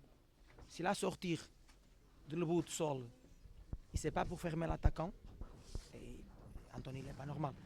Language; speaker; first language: French; non-native, learner; Portuguese